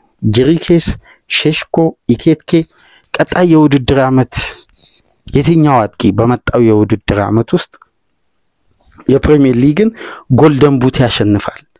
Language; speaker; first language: Amharic; native; Amharic